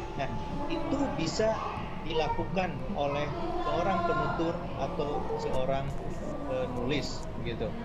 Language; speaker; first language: Indonesian; non-native, local second language; Sundanese